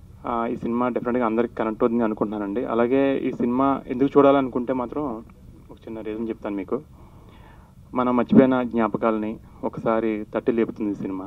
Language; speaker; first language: Telugu; native; Telugu